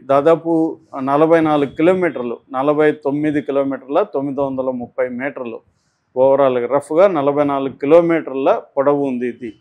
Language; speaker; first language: Telugu; native; Telugu